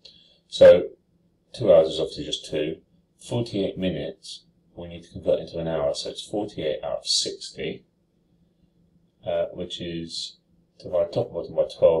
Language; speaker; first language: English; native; English